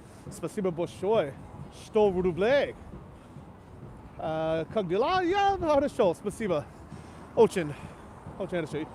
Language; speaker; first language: Russian; non-native, learner; English